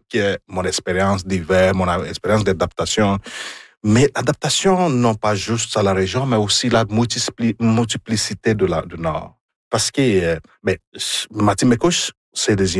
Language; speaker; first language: French; non-native, fluent; Igbo